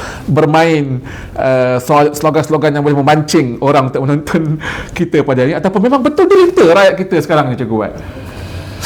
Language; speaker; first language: Malay; native; Malay